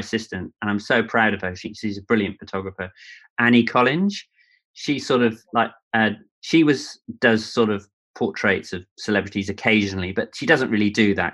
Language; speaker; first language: English; native; English